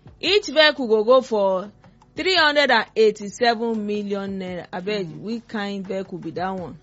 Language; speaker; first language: Nigerian Pidgin; non-native, local second language; Yoruba